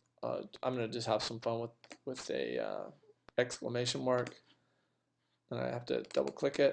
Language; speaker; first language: English; native; English